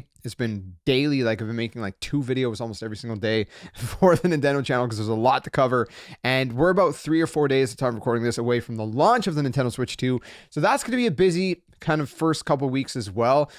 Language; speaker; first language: English; native; English